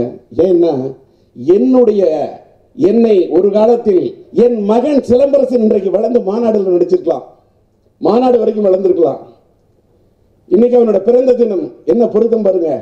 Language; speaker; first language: Tamil; native; Tamil